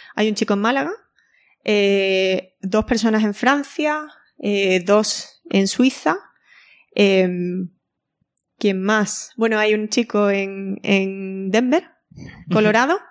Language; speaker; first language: Spanish; native; Spanish